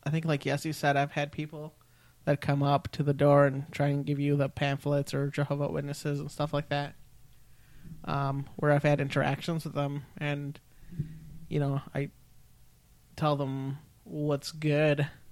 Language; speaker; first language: English; early bilingual, other home language; Spanish